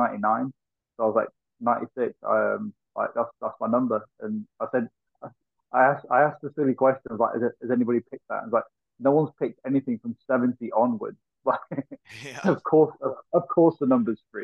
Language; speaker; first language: English; native; English